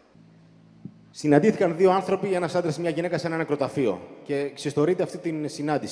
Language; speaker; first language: Greek; native; Greek